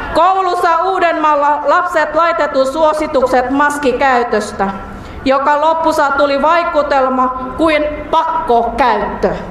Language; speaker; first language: Finnish; non-native, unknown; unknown